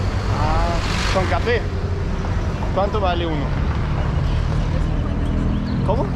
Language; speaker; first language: Spanish; non-native, learner; English